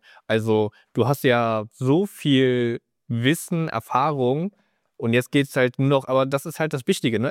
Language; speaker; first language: German; native; German